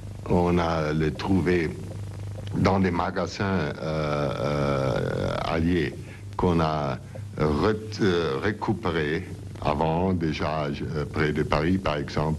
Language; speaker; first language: French; non-native, learner; German